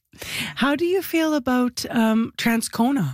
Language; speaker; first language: English; native; English